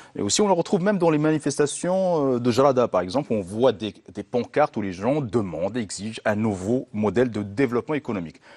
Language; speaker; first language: French; non-native, local second language; Arabic